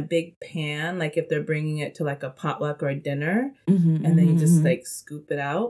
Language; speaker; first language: English; native; English